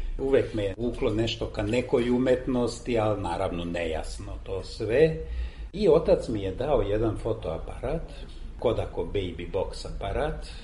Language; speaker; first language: Serbian; non-native, local second language; Hungarian